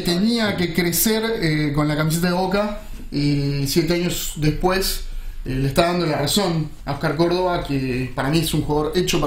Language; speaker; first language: Spanish; native; Spanish